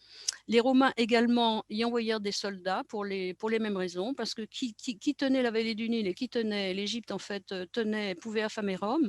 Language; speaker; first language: French; native; French